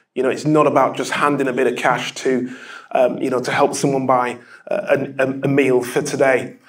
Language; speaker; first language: English; native; English